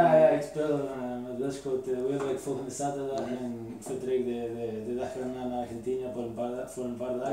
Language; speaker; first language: Dutch; non-native, fluent; Spanish